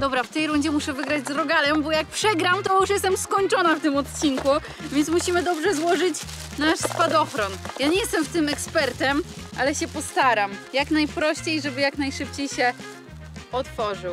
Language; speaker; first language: Polish; native; Polish